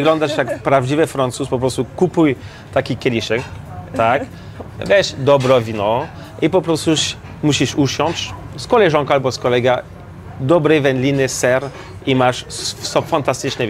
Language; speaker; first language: Polish; non-native, learner; French